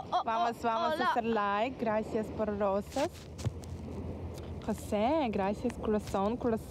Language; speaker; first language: Spanish; non-native, learner; Ukrainian